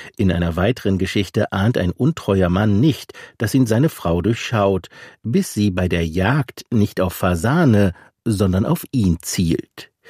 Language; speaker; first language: German; native; German